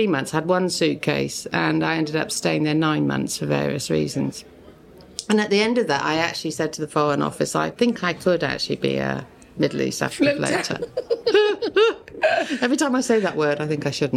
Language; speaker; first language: English; native; English